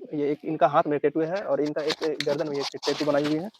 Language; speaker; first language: Hindi; native; Hindi